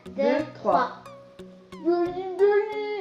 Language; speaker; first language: French; native; French